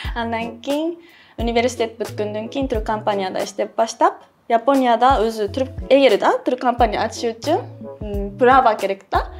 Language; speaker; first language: Kyrgyz; non-native, fluent; Japanese